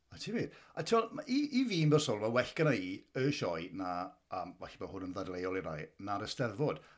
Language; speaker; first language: Welsh; native; Welsh